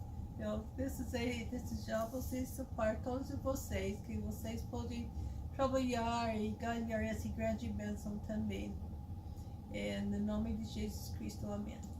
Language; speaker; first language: Portuguese; non-native, learner; English